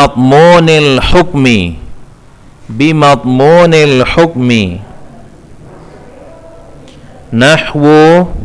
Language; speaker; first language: Arabic; non-native, fluent; Indonesian